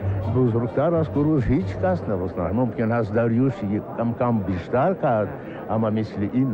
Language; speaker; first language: Persian; non-native, learner; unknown